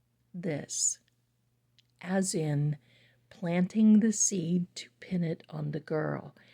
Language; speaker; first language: English; native; English